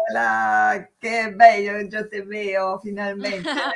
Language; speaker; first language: Spanish; non-native, fluent; Italian